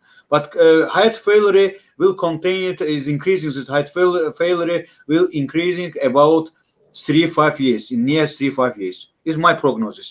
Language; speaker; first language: English; non-native, learner; Russian